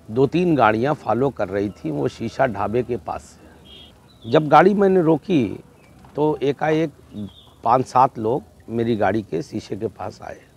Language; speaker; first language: Hindi; native; Hindi